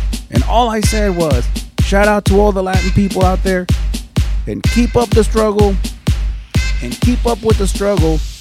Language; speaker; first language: English; early bilingual, other home language; Spanish